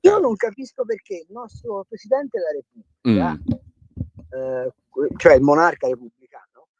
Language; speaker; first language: Italian; native; Italian